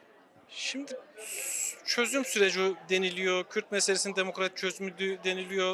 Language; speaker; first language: Turkish; native; Turkish